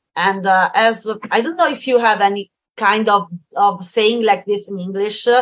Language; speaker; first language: English; non-native, fluent; Italian